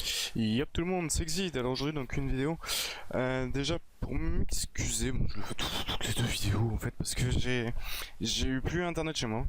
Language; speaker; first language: French; native; French